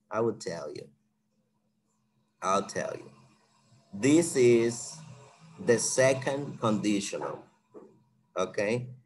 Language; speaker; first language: English; non-native, fluent; Spanish